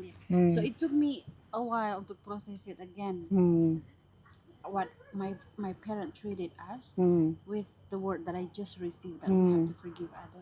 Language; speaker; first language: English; non-native, fluent; Indonesian